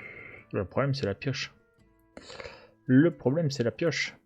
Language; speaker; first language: French; native; French